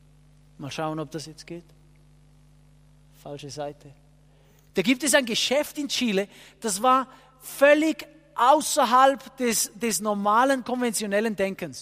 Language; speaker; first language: German; non-native, fluent; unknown